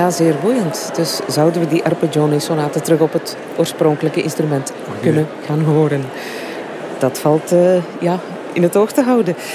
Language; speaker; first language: Dutch; native; Dutch